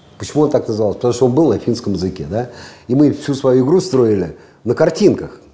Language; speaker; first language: Russian; native; Russian